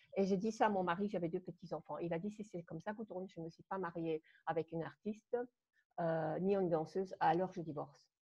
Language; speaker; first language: French; non-native, fluent; German